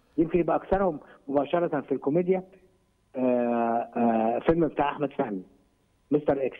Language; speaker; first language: Egyptian Arabic; native; Egyptian Arabic